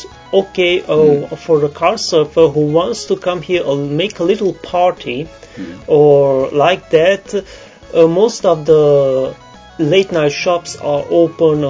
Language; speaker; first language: English; non-native, learner; Romanian